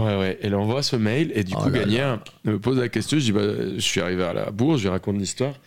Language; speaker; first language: French; non-native, fluent; Spanish